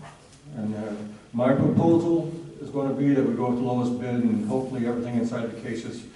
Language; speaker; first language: English; native; English